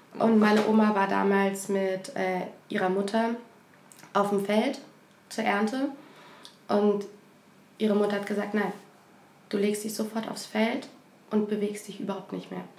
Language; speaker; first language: German; native; German